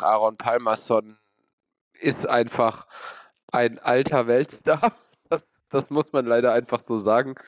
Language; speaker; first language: German; native; German